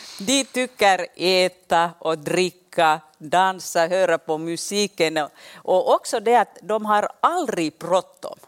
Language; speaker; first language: Swedish; non-native, local second language; Finnish